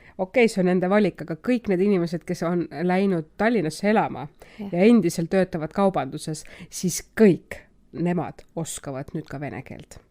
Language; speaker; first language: Estonian; non-native, local second language; Russian